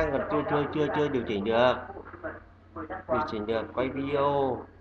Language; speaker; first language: Vietnamese; native; Vietnamese